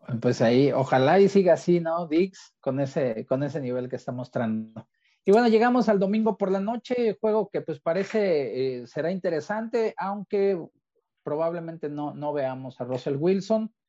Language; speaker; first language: Spanish; native; Spanish